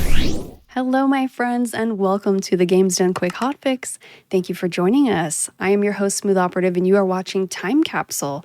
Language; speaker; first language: English; native; English